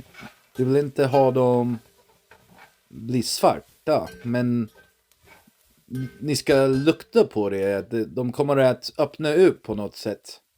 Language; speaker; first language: Swedish; non-native, learner; English